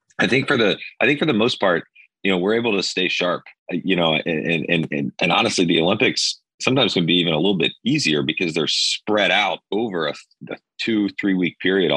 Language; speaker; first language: English; native; English